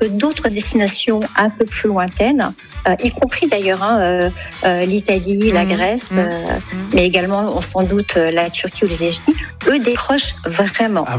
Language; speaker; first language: French; native; French